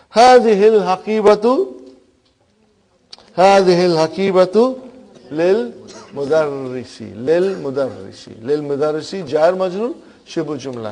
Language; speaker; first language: Arabic; non-native, fluent; Urdu